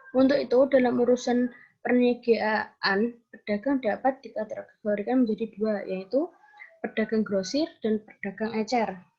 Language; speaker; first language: Indonesian; native; Indonesian